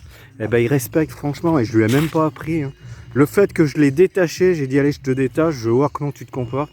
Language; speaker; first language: French; native; French